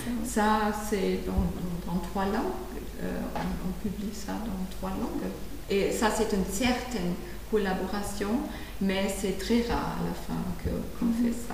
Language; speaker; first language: French; non-native, fluent; German